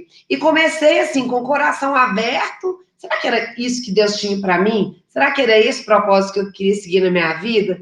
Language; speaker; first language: Portuguese; native; Portuguese